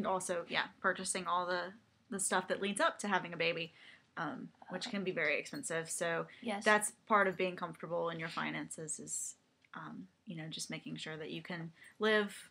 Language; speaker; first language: English; native; English